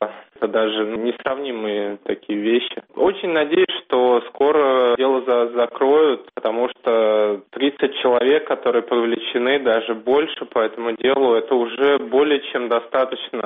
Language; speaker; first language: Russian; native; Russian